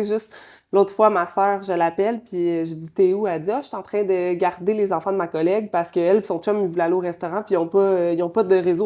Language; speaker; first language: French; native; French